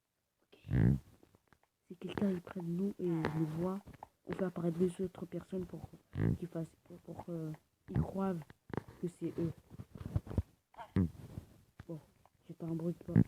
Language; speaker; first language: French; native; French